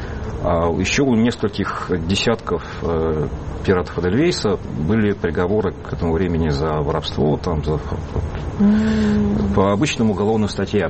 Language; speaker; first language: Russian; native; Russian